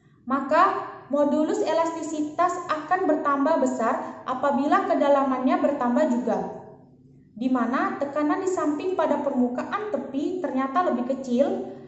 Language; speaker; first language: Indonesian; native; Indonesian